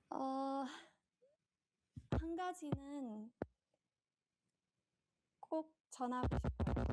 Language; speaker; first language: Korean; early bilingual, heritage; Korean